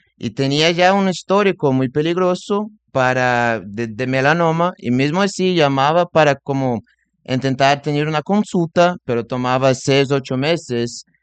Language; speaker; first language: Spanish; non-native, fluent; Portuguese